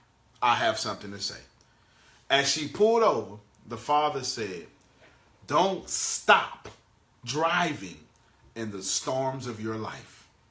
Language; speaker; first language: English; native; English